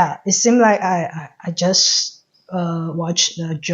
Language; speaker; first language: English; non-native, learner; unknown